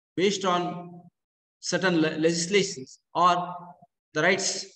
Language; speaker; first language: English; non-native, local second language; Kannada